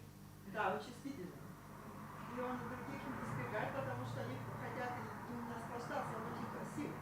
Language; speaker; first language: Russian; non-native, local second language; Lithuanian